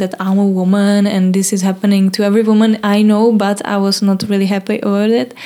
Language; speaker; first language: English; non-native, learner; Czech